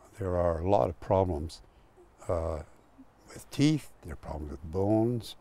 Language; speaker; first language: English; native; English